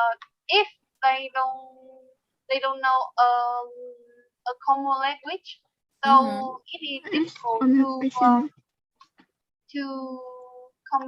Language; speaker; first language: English; non-native, learner; Vietnamese